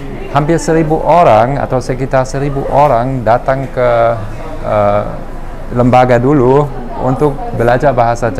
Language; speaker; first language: Indonesian; non-native, fluent; German